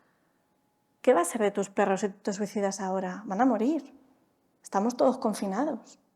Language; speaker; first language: Spanish; native; Spanish